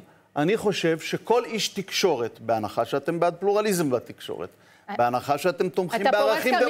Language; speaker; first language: Hebrew; native; Hebrew